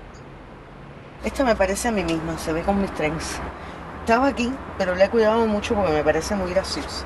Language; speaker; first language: Spanish; native; Spanish